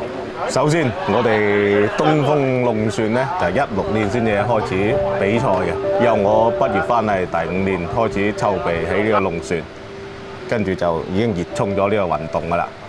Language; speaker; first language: Cantonese; native; Cantonese